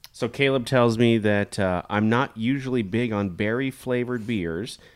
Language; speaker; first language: English; native; English